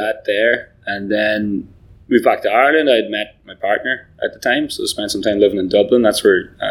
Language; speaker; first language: English; native; English